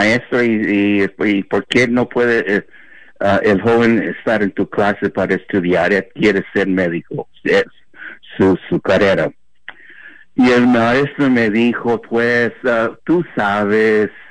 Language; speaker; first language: Spanish; non-native, fluent; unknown